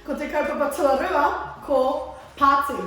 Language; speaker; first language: Māori; non-native, local second language; English